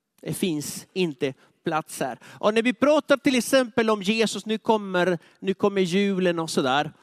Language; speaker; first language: Swedish; non-native, fluent; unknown